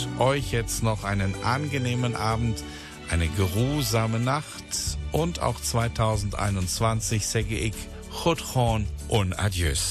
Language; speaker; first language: German; native; German